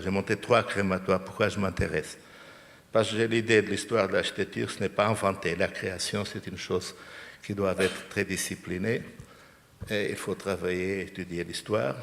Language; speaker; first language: French; non-native, fluent; Portuguese